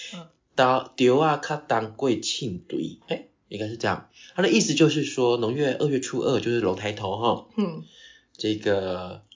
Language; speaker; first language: Chinese; non-native, local second language; Min Nan Chinese